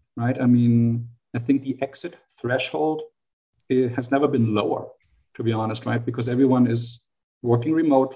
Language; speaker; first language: English; non-native, fluent; German